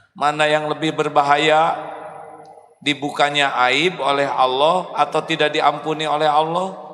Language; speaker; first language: Indonesian; native; Indonesian